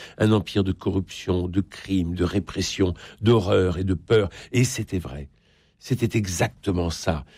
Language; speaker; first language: French; native; French